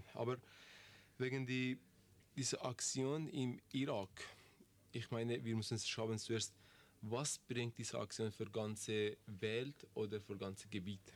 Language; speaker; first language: German; non-native, learner; Persian